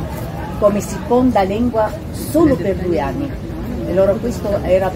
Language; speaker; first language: Italian; non-native, fluent; Arabic